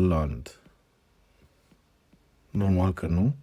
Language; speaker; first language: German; non-native, fluent; Romanian